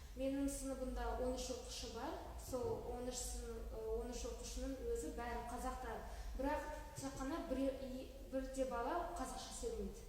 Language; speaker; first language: Kazakh; non-native, local second language; Russian